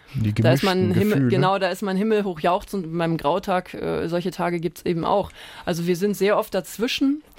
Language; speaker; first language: German; native; German